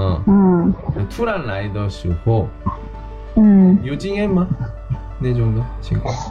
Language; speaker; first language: Chinese; non-native, learner; Korean